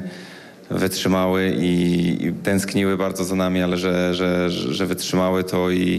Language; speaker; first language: Polish; native; Polish